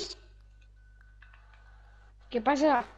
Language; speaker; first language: Spanish; non-native, learner; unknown